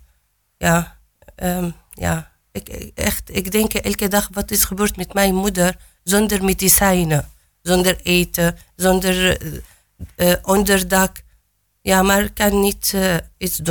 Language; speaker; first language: Dutch; non-native, learner; Arabic